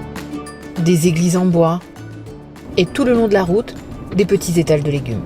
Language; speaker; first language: French; native; French